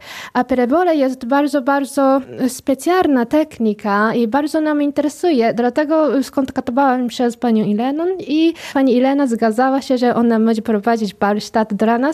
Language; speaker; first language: Polish; non-native, learner; Japanese